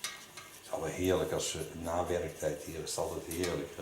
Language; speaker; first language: Dutch; native; Dutch